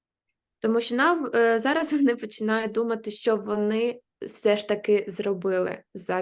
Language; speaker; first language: Ukrainian; native; Ukrainian